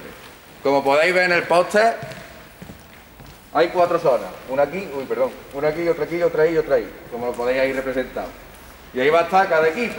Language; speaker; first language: Spanish; native; Spanish